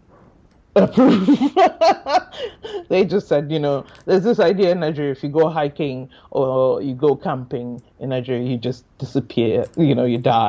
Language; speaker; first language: English; non-native, local second language; Yoruba